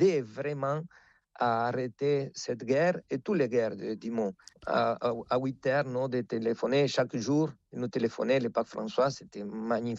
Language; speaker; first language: French; non-native, fluent; Spanish